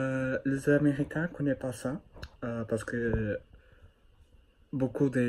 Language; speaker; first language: French; non-native, learner; Portuguese